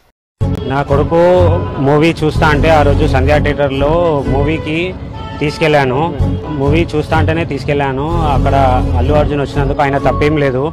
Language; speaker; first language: Telugu; native; Telugu